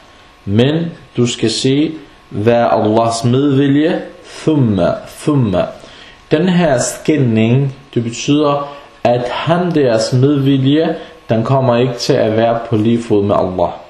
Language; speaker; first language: Danish; non-native, fluent; Arabic